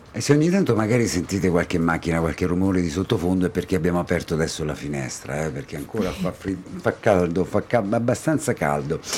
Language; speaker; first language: Italian; native; Italian